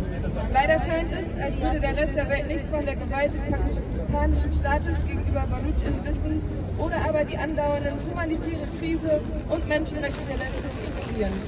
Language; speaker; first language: German; native; German